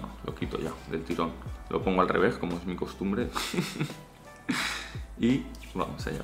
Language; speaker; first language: Spanish; native; Spanish